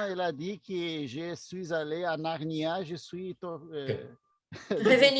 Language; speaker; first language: French; non-native, learner; Portuguese